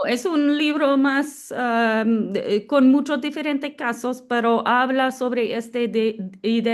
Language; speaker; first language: Spanish; non-native, fluent; English